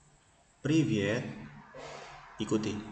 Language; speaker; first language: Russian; non-native, fluent; Indonesian